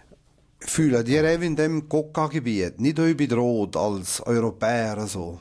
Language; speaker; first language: German; native; German